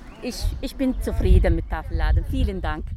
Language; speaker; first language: German; non-native, learner; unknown